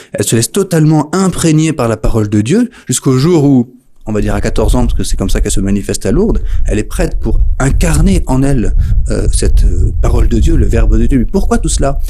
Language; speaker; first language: French; native; French